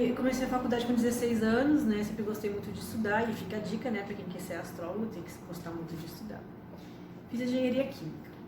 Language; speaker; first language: Portuguese; early bilingual, other home language; Spanish